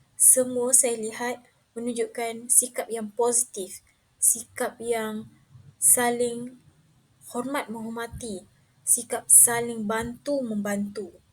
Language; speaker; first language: Malay; native; Malay